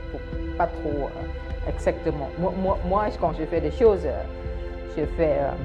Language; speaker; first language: French; non-native, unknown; Thai